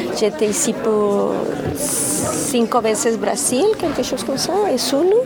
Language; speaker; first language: French; non-native, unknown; Spanish